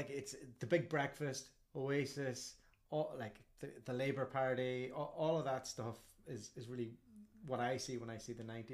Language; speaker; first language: English; native; English